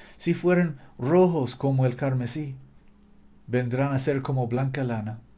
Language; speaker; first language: Spanish; non-native, fluent; English